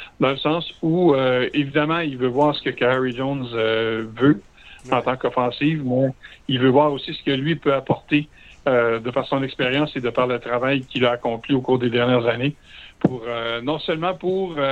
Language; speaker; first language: French; native; French